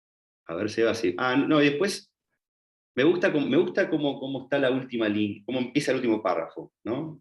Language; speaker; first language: Spanish; native; Spanish